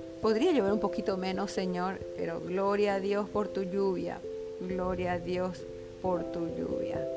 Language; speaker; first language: Spanish; native; Spanish